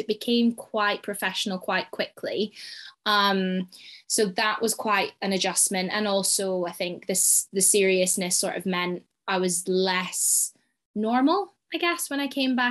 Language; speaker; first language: English; native; English